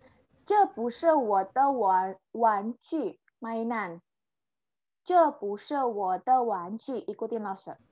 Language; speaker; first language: Chinese; non-native, fluent; Indonesian